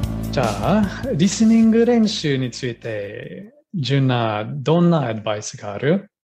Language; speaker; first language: Japanese; non-native, learner; English